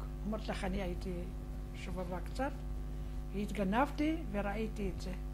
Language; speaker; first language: Hebrew; non-native, fluent; Arabic